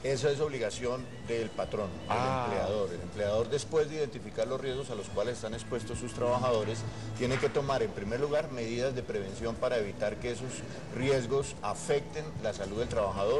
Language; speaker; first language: Spanish; native; Spanish